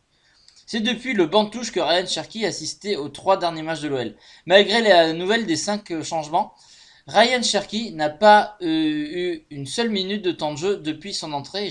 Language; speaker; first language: French; native; French